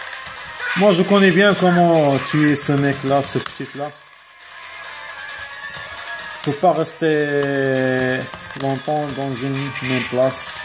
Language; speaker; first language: French; non-native, fluent; Arabic